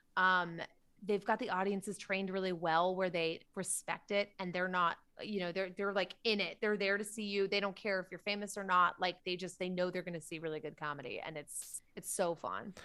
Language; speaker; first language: English; native; English